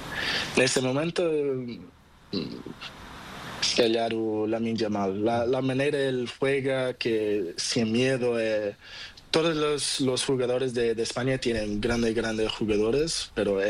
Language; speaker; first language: Spanish; non-native, learner; Portuguese